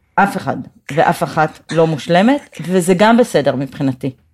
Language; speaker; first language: Hebrew; native; Hebrew